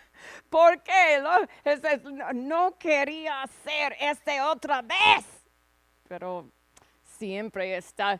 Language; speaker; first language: Spanish; non-native, fluent; English